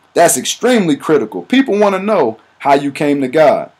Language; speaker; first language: English; native; English